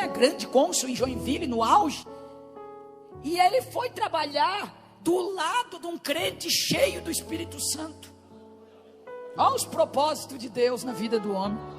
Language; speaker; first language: Portuguese; native; Portuguese